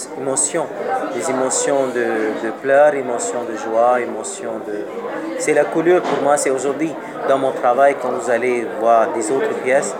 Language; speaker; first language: French; non-native, learner; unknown